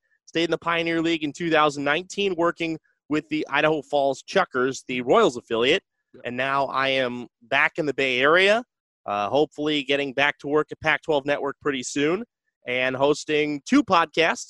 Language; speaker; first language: English; native; English